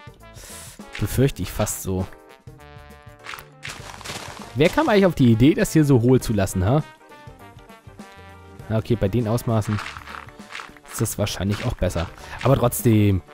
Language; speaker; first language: German; native; German